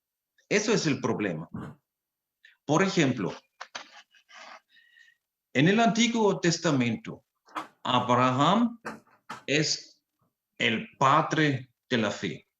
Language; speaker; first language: Spanish; non-native, fluent; German